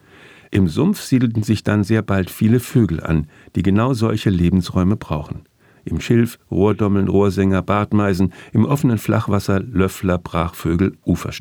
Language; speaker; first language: German; native; German